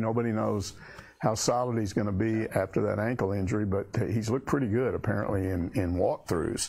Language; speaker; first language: English; native; English